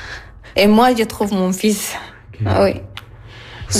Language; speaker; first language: French; non-native, learner; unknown